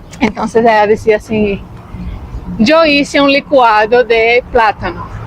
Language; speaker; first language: Spanish; non-native, fluent; Portuguese